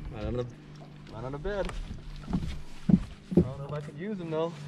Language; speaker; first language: English; native; English